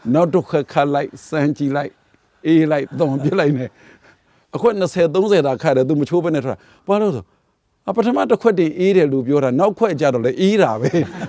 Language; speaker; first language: Burmese; native; Burmese